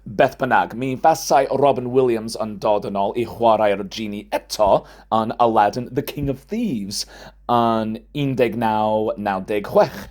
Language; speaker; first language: Welsh; non-native, fluent; English